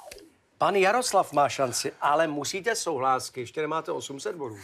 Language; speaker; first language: Czech; native; Czech